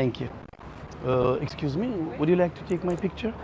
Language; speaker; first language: English; non-native, learner; Persian